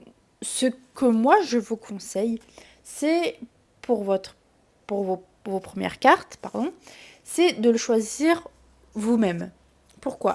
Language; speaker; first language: French; native; French